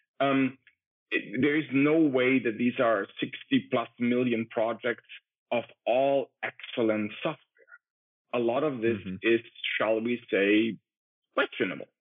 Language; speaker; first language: English; non-native, fluent; German